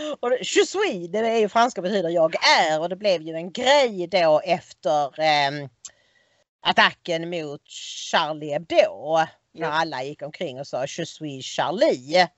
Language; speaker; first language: Swedish; native; Swedish